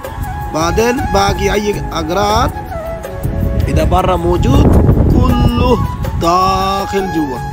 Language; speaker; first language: Arabic; non-native, learner; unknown